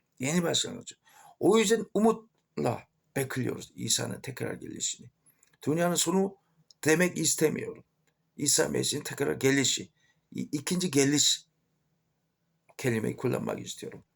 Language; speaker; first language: Turkish; non-native, fluent; Korean